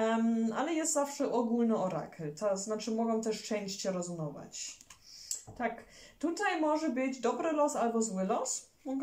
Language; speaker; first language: Polish; early bilingual, heritage; German